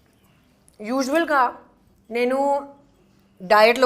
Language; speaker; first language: Telugu; non-native, learner; Hindi